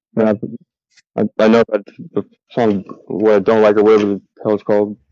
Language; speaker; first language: English; native; English